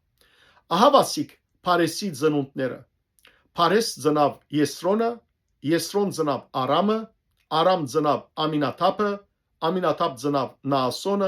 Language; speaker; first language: Armenian; native; Armenian